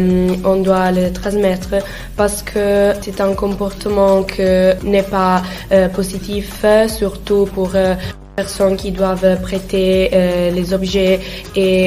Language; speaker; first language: French; non-native, learner; Italian